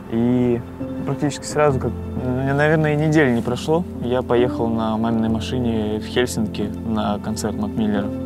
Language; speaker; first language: Russian; native; Russian